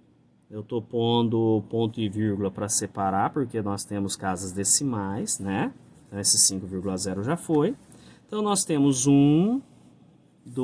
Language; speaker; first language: Portuguese; native; Portuguese